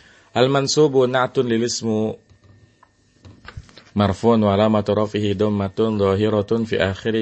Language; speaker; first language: Arabic; non-native, fluent; Indonesian